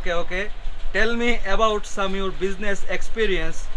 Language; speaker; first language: English; non-native, local second language; Bangla